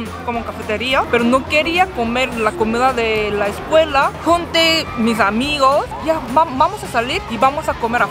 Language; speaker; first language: Spanish; non-native, learner; Korean